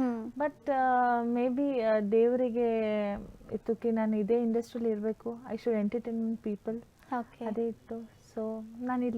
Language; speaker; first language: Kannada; non-native, learner; Hindi